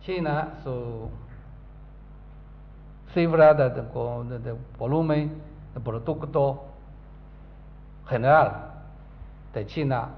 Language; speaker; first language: Spanish; non-native, learner; Chinese